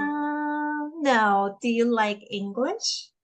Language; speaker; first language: English; non-native, fluent; Korean